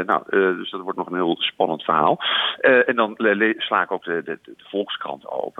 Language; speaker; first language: Dutch; native; Dutch